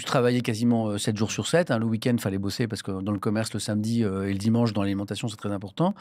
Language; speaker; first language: French; native; French